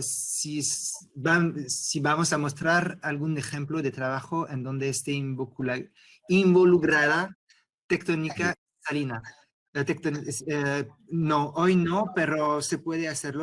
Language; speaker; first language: Spanish; non-native, fluent; French